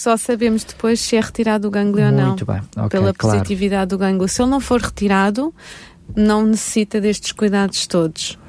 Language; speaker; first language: Portuguese; native; Portuguese